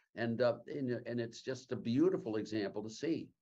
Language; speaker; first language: English; native; English